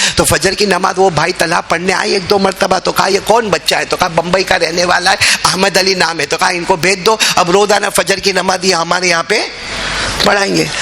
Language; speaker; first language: Urdu; native; Urdu